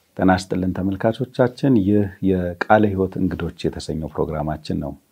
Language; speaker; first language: Amharic; native; Amharic